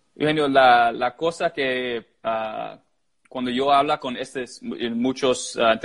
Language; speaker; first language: Spanish; early bilingual, heritage; Spanish